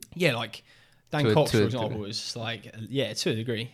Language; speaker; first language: English; native; English